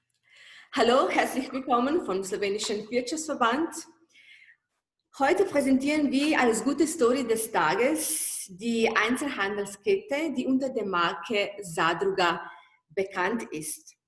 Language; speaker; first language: German; non-native, fluent; Slovenian